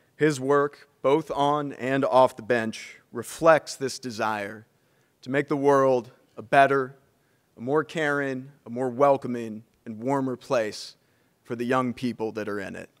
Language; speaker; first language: English; native; English